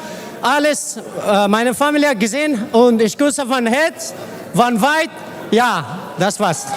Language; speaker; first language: German; non-native, learner; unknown